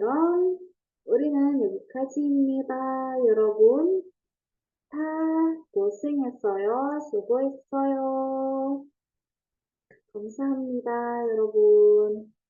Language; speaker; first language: Korean; non-native, fluent; Indonesian